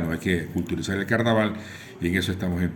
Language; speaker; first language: Spanish; native; Spanish